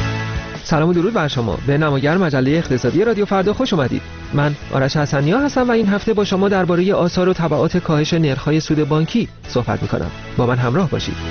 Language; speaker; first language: Persian; native; Persian